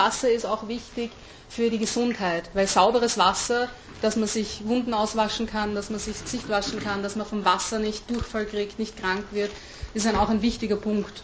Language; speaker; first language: German; native; German